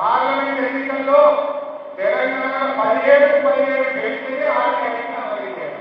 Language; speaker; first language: Telugu; native; Telugu